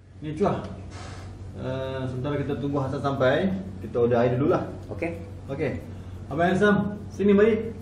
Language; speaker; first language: Malay; native; Malay